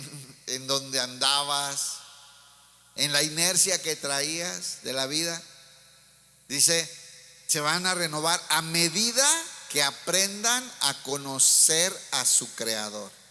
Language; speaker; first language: Spanish; native; Spanish